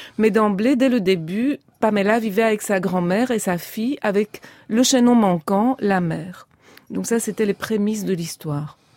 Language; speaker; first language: French; early bilingual, other home language; Romanian